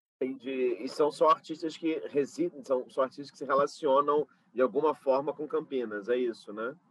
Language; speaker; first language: Portuguese; native; Portuguese